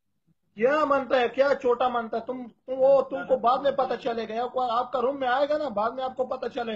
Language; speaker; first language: Hindi; non-native, learner; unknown